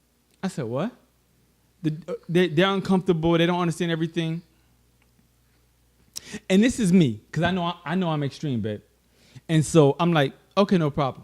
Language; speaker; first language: English; native; English